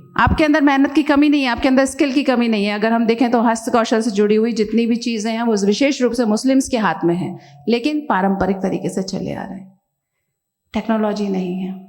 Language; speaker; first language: Hindi; native; Hindi